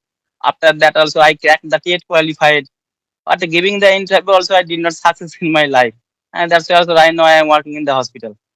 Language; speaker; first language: English; non-native, learner; Bangla